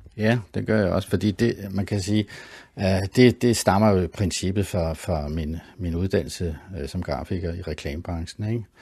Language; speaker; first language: Danish; native; Danish